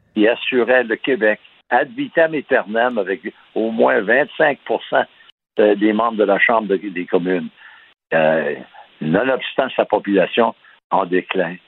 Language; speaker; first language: French; native; French